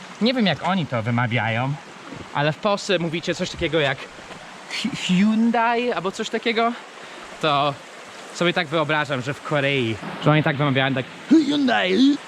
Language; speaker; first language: Polish; non-native, fluent; English